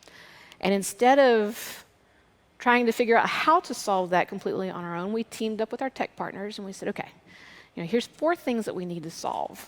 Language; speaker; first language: English; native; English